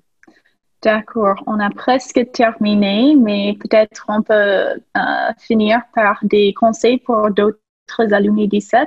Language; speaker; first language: French; non-native, fluent; English